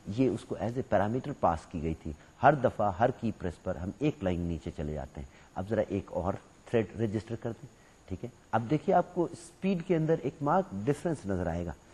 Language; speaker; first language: Urdu; native; Urdu